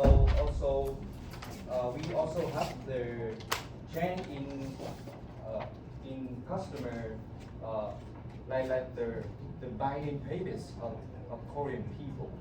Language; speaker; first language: English; non-native, learner; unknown